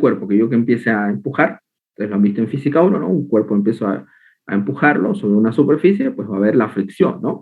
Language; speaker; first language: Spanish; native; Spanish